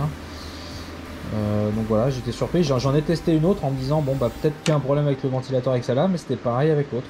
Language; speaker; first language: French; native; French